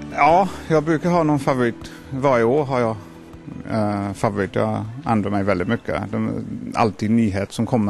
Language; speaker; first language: Swedish; non-native, fluent; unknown